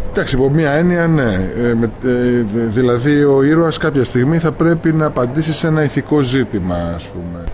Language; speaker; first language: Greek; native; Greek